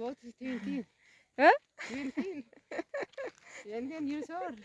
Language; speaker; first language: English; non-native, learner; Amharic